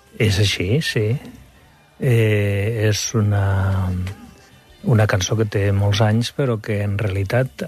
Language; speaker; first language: Catalan; non-native, local second language; Spanish